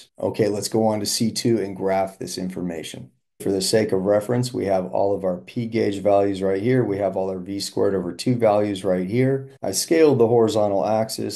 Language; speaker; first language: English; native; English